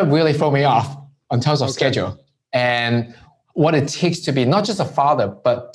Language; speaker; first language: English; non-native, local second language; Cantonese